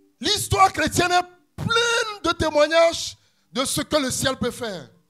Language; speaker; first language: French; non-native, local second language; Ewe